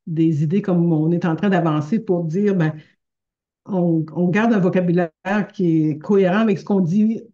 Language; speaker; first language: French; native; French